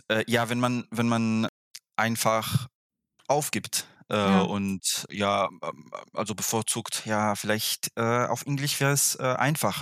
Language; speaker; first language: German; non-native, fluent; Arabic